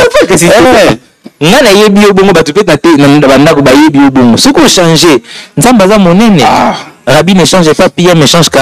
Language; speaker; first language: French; non-native, local second language; Lingala